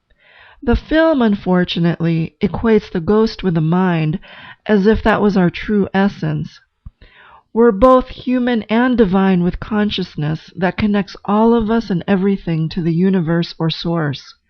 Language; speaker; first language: English; native; English